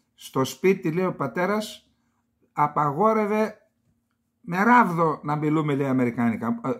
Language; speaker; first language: Greek; native; Greek